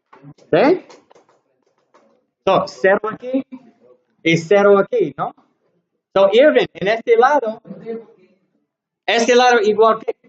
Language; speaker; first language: Spanish; non-native, learner; English